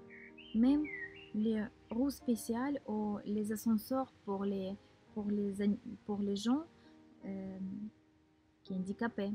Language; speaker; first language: French; non-native, fluent; Russian